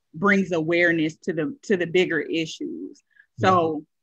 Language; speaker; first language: English; native; English